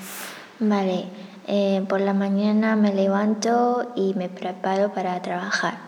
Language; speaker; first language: Spanish; non-native, fluent; Chinese